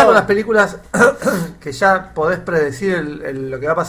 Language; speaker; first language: Spanish; native; Spanish